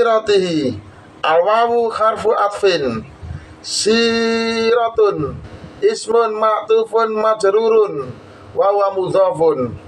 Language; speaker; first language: Arabic; non-native, fluent; Javanese